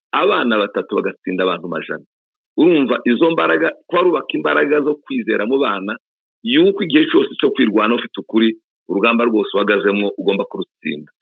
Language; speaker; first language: Kinyarwanda; native; Kinyarwanda